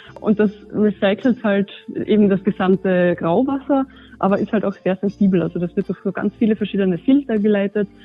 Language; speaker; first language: German; native; German